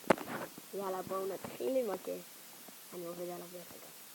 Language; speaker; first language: Hebrew; native; Hebrew